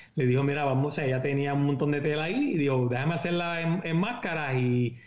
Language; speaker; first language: Spanish; native; Spanish